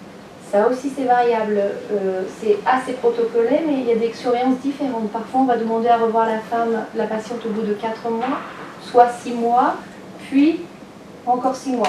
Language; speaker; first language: French; native; French